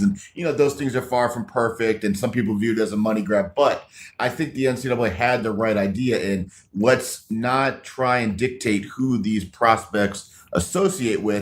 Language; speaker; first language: English; native; English